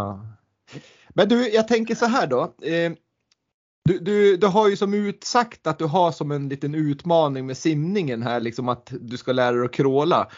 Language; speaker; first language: Swedish; native; Swedish